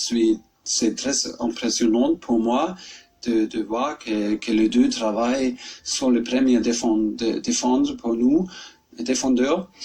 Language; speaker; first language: French; non-native, learner; German